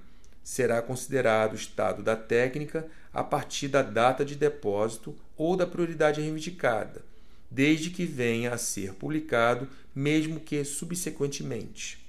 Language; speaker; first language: Portuguese; native; Portuguese